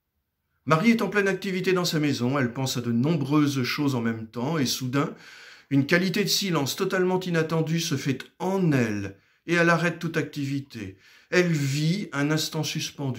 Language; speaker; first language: French; native; French